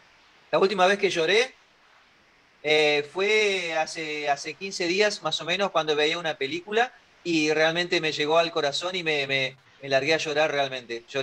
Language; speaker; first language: Spanish; native; Spanish